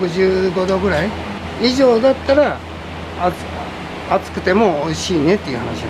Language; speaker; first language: Japanese; native; Japanese